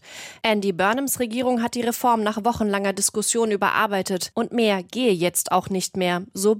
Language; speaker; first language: German; native; German